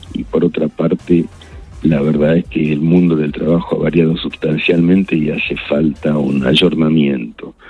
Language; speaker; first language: Spanish; native; Spanish